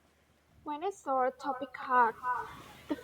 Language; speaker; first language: English; non-native, learner; Vietnamese